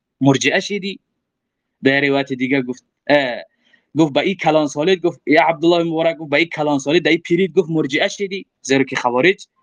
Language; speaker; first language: Persian; native; Persian